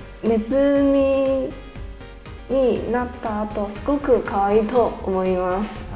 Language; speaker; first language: Japanese; non-native, learner; Chinese